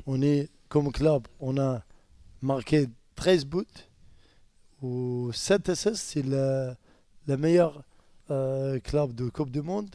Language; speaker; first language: French; non-native, learner; Arabic